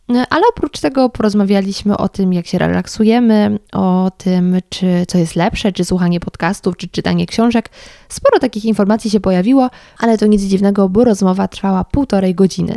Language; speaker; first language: Polish; native; Polish